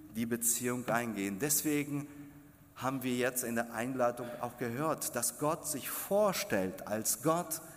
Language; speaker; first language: German; non-native, fluent; Russian